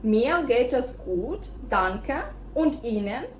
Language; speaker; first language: German; non-native, fluent; Ukrainian